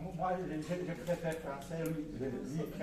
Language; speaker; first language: French; non-native, fluent; Czech